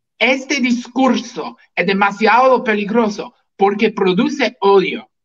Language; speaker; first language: Spanish; non-native, fluent; English